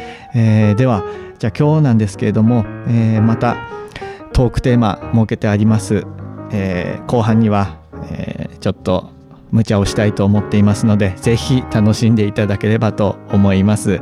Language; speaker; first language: Japanese; native; Japanese